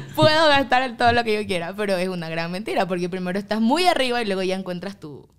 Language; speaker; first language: Spanish; native; Spanish